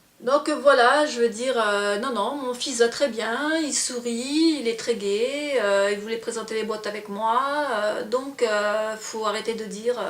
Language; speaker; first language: French; native; French